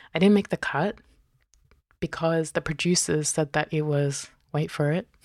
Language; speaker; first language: English; native; English